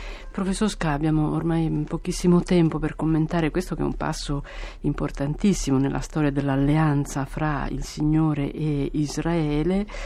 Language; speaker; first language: Italian; native; Italian